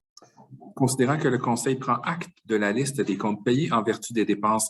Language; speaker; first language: French; native; French